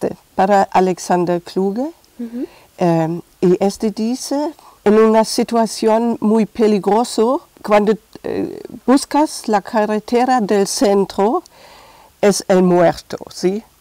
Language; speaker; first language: Spanish; non-native, fluent; German